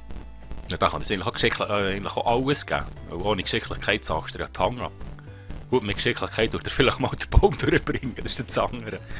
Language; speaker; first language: German; native; German